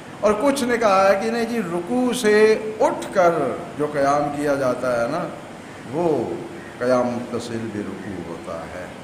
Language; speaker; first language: Urdu; non-native, local second language; Punjabi